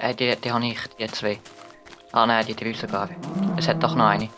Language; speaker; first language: German; native; German